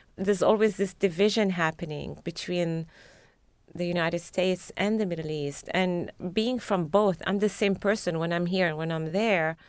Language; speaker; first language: English; non-native, fluent; Arabic